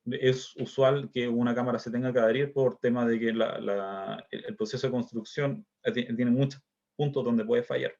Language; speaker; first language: Spanish; native; Spanish